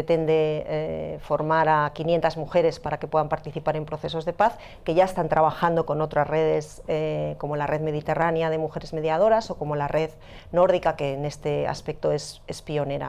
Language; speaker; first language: Spanish; native; Spanish